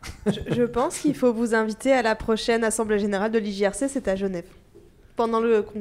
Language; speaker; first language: French; native; French